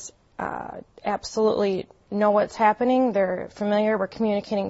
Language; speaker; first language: English; native; English